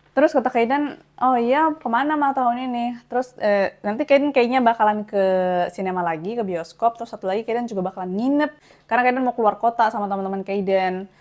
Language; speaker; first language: Indonesian; native; Indonesian